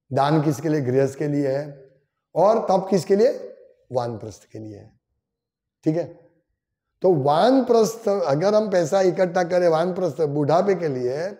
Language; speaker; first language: Hindi; non-native, local second language; Gujarati